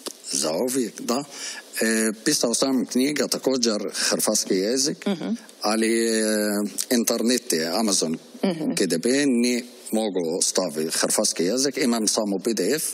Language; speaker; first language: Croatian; non-native, learner; Arabic